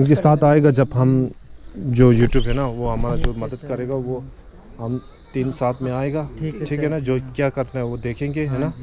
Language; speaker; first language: Hindi; non-native, local second language; Tibetan